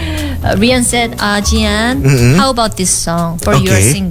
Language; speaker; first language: English; non-native, learner; Korean